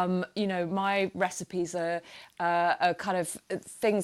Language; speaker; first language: English; native; English